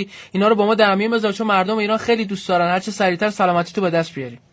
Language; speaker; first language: Persian; native; Persian